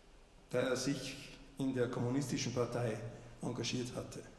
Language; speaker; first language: German; native; German